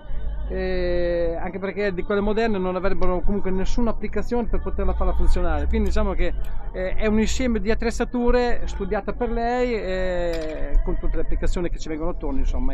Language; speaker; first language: Italian; native; Italian